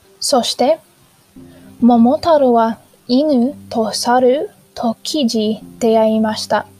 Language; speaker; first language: Japanese; non-native, learner; English